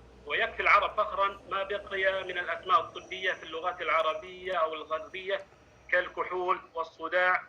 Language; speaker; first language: Arabic; non-native, fluent; Indonesian